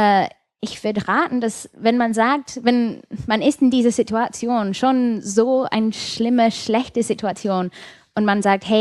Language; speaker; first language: German; non-native, fluent; English